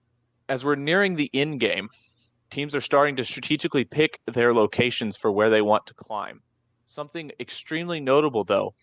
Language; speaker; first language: English; native; English